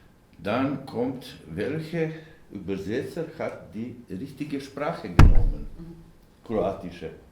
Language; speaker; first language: German; non-native, learner; Slovenian